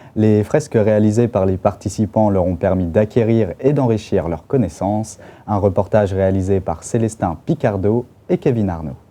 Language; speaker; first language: French; native; French